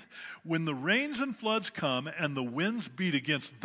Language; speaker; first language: English; native; English